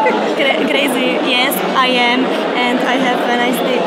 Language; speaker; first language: English; non-native, learner; Czech